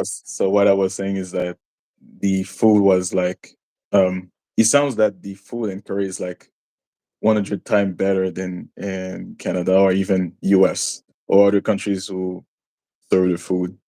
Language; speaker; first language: English; non-native, local second language; French